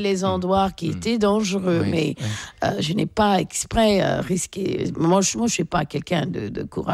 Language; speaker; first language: French; non-native, fluent; English